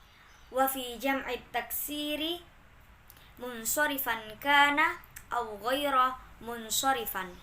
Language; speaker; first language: Arabic; non-native, learner; Indonesian